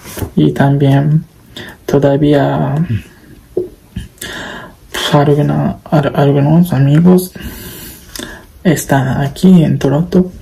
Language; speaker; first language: Spanish; non-native, learner; Japanese